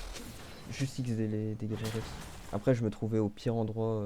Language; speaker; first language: French; native; French